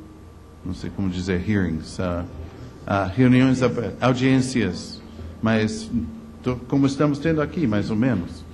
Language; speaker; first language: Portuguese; non-native, fluent; English